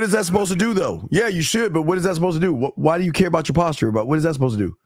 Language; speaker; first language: English; native; English